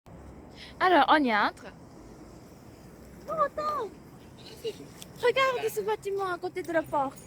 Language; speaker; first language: French; non-native, learner; Japanese